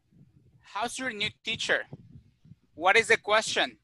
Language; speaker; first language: English; non-native, fluent; Spanish